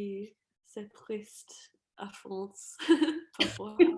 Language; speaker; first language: French; non-native, fluent; English